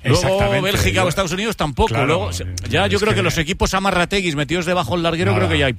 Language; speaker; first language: Spanish; native; Spanish